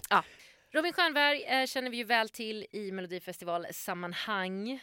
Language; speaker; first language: Swedish; native; Swedish